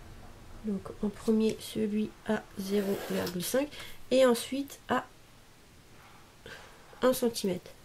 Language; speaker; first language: French; native; French